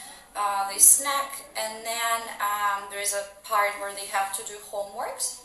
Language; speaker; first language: English; non-native, fluent; Spanish